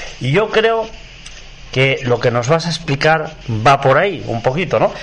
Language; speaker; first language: Spanish; native; Spanish